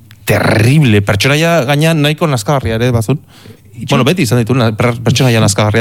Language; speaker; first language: Basque; native; Basque